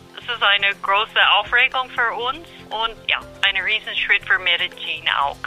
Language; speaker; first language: German; non-native, fluent; English